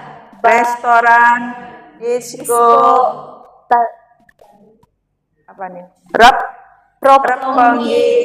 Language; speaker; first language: Indonesian; native; Indonesian